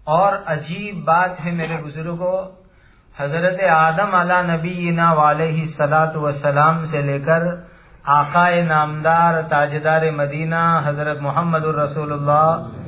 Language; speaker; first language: Urdu; non-native, local second language; Gujarati